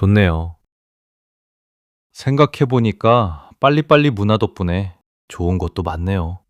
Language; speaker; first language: Korean; early bilingual, heritage; English